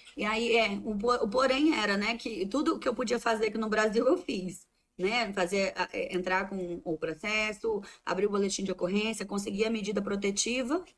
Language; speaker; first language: Portuguese; native; Portuguese